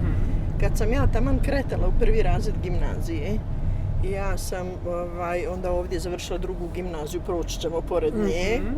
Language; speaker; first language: Bosnian; native; Bosnian